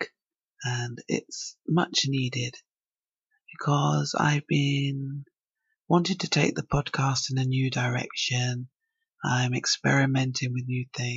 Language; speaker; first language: English; native; English